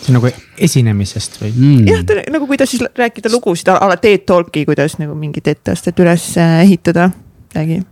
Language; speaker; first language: Estonian; native; Estonian